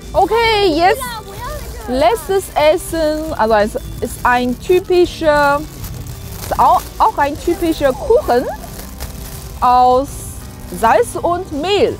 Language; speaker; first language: German; non-native, fluent; Chinese